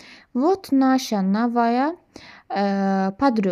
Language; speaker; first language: Russian; non-native, learner; Turkish